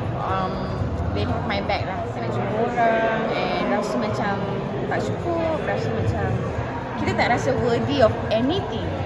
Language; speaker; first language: Malay; native; Malay